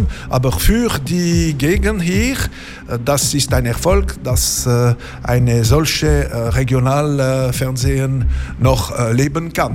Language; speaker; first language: German; non-native, fluent; French